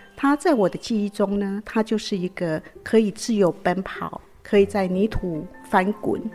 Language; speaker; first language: Chinese; native; Chinese